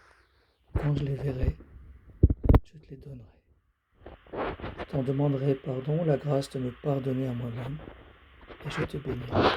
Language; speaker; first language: French; native; French